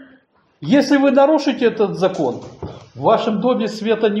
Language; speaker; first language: Polish; non-native, learner; Russian